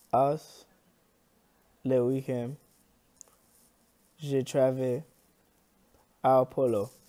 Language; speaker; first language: French; non-native, learner; English